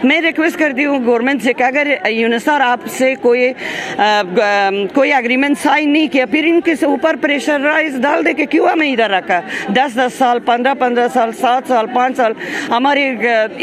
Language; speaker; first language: Hindi; non-native, fluent; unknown